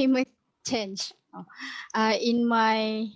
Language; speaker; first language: English; non-native, learner; Indonesian